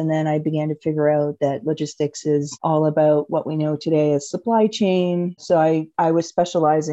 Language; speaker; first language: English; native; English